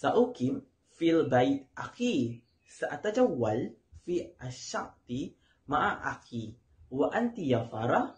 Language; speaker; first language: Arabic; non-native, learner; Malay